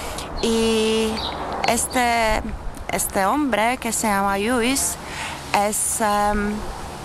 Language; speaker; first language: Spanish; non-native, fluent; Czech